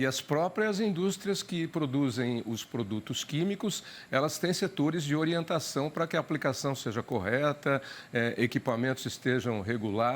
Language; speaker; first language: Portuguese; native; Portuguese